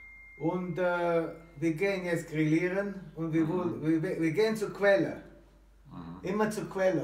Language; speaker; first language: German; non-native, fluent; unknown